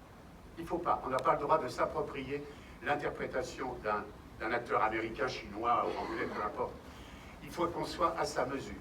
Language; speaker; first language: French; native; French